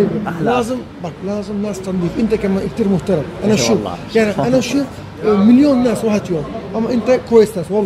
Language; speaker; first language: Arabic; early bilingual, heritage; Turkish